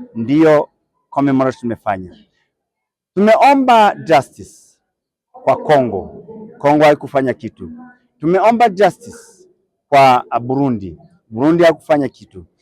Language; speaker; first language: Swahili; non-native, local second language; Kinyarwanda